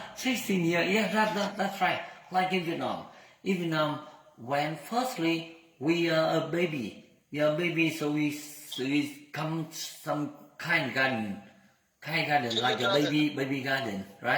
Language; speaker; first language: English; non-native, learner; Vietnamese